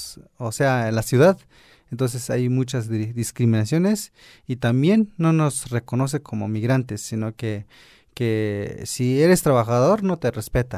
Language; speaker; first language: Spanish; non-native, local second language; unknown